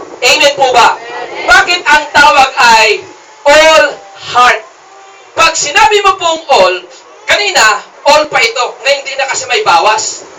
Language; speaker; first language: Filipino; non-native, local second language; Cebuano